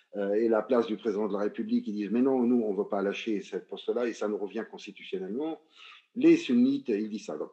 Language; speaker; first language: French; non-native, local second language; Arabic